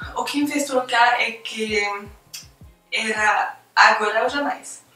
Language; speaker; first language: Portuguese; non-native, fluent; French